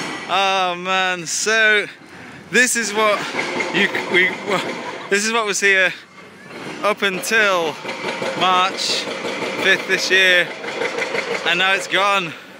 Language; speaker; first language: English; native; English